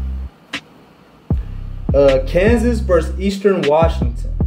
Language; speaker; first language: English; native; English